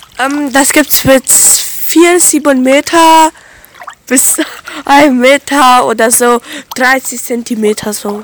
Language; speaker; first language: German; non-native, local second language; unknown